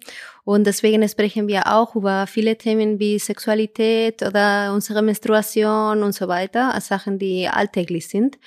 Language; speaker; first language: German; non-native, fluent; Spanish